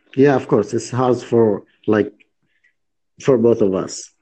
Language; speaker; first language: English; non-native, learner; Arabic